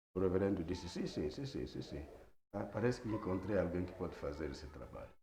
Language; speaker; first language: Portuguese; non-native, local second language; Kongo